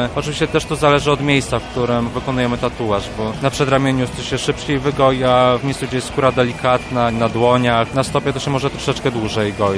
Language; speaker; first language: Polish; native; Polish